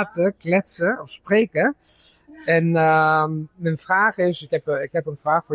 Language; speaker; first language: Dutch; non-native, fluent; Italian